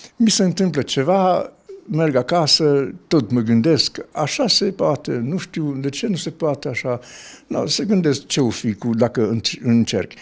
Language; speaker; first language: Romanian; non-native, local second language; Hungarian